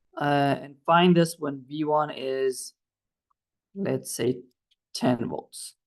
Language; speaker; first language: English; non-native, fluent; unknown